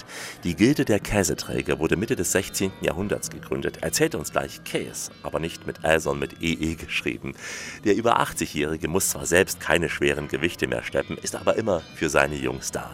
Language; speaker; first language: German; native; German